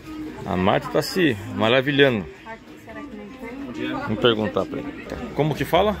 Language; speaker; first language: Portuguese; native; Portuguese